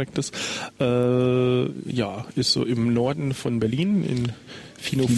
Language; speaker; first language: German; native; German